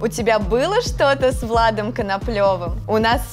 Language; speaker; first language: Russian; native; Russian